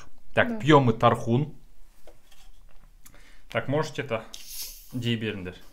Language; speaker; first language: Russian; native; Russian